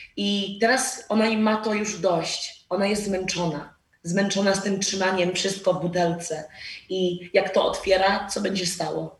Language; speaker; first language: Polish; non-native, learner; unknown